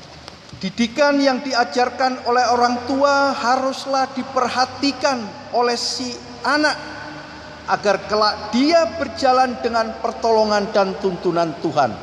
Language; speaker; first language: Indonesian; native; Indonesian